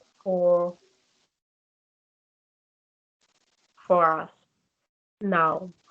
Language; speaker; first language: English; non-native, learner; Russian